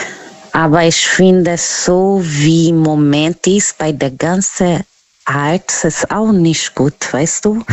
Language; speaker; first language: German; non-native, learner; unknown